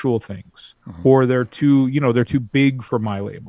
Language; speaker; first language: English; native; English